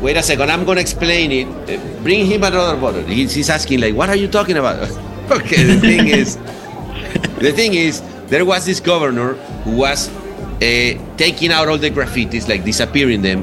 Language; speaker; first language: English; non-native, fluent; Spanish